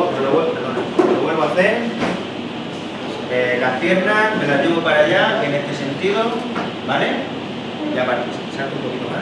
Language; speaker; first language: Spanish; native; Spanish